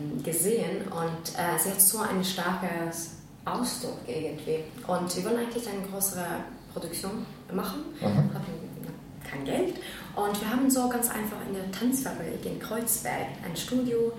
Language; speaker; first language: German; non-native, fluent; Norwegian